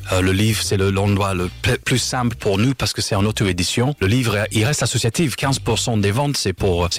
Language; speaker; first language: French; non-native, fluent; English